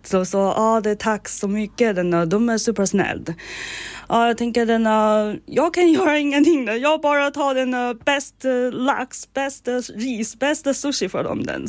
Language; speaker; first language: Swedish; non-native, learner; Chinese